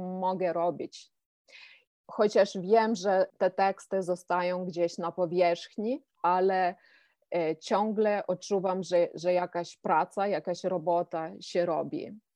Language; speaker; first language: Polish; non-native, fluent; Ukrainian